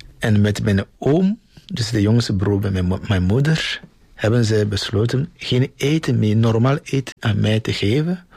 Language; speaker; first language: Dutch; non-native, fluent; Ewe